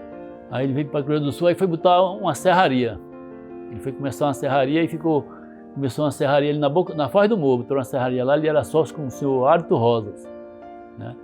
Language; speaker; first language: Portuguese; native; Portuguese